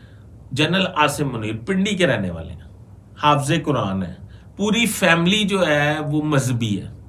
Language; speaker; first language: Urdu; native; Urdu